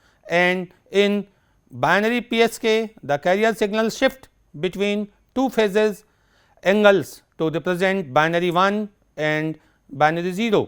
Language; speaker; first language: English; non-native, local second language; Hindi